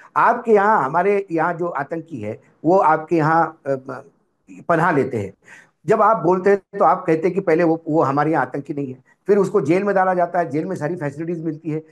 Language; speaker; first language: Hindi; non-native, local second language; Marathi